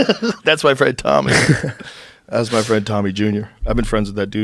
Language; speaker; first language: English; native; English